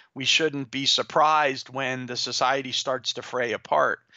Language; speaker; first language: English; native; English